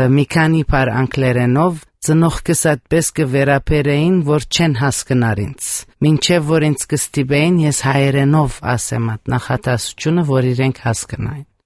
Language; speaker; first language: Armenian; early bilingual, heritage; Armenian